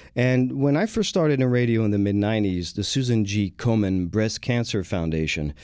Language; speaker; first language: English; non-native, fluent; French